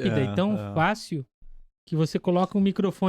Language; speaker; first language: Portuguese; native; Portuguese